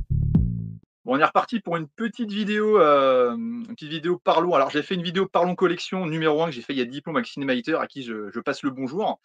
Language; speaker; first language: French; native; French